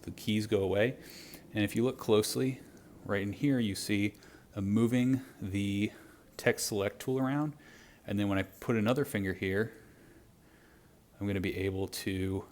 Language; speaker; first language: English; native; English